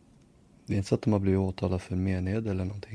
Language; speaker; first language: Swedish; early bilingual, other home language; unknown